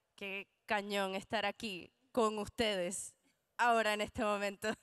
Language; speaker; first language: Spanish; native; Spanish